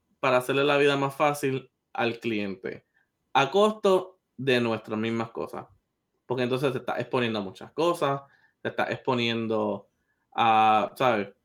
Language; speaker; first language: Spanish; early bilingual, heritage; Spanish